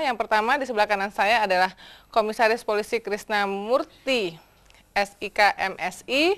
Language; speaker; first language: Indonesian; native; Indonesian